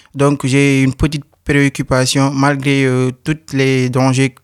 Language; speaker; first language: French; non-native, local second language; Wolof